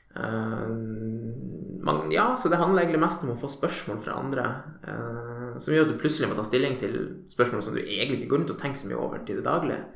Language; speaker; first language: Norwegian; native; Norwegian